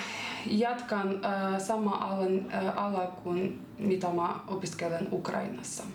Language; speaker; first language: Finnish; non-native, fluent; Ukrainian